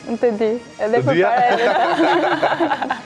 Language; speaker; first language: Albanian; early bilingual, heritage; French